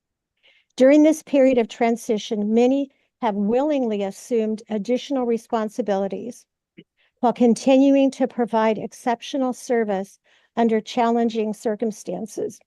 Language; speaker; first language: English; native; English